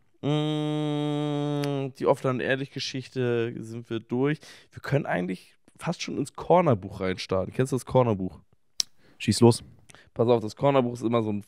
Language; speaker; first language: German; native; German